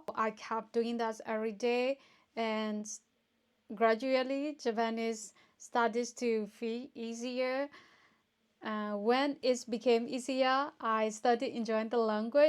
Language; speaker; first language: English; non-native, fluent; Burmese